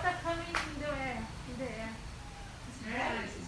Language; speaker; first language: English; non-native, learner; Portuguese